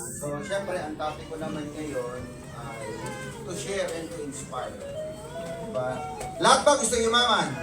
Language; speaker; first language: Filipino; non-native, local second language; Cebuano